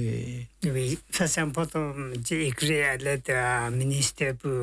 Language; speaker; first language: French; non-native, learner; Tibetan